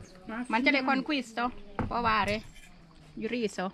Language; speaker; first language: Italian; non-native, learner; Thai